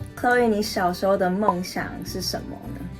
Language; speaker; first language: Chinese; native; Chinese